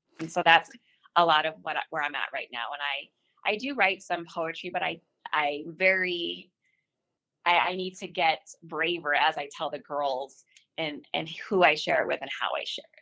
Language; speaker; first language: English; native; English